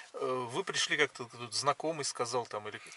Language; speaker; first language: Russian; native; Russian